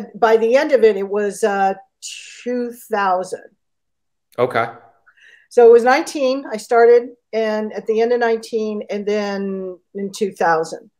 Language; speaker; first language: English; native; English